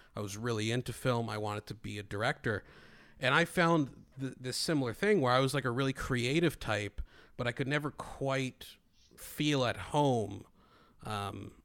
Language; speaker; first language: English; non-native, fluent; Greek